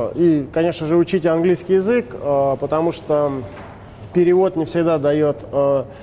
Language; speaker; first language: Russian; native; Russian